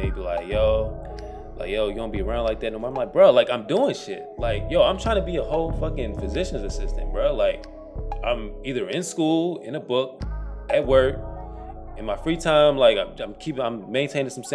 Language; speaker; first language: English; native; English